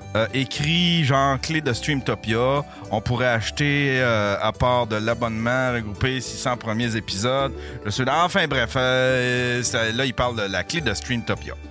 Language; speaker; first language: French; native; French